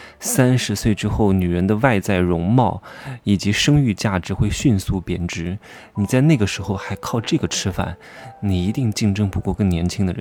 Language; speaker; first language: Chinese; native; Chinese